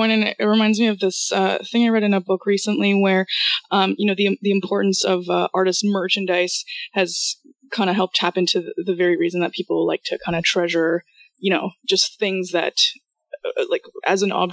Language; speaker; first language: English; non-native, fluent; Russian